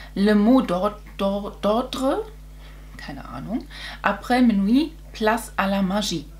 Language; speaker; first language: French; non-native, learner; German